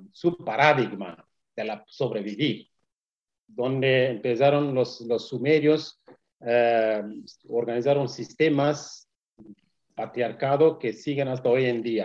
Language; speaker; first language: Spanish; non-native, learner; Kurdish